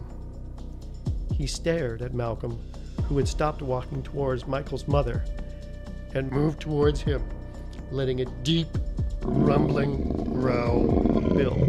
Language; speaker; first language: English; native; English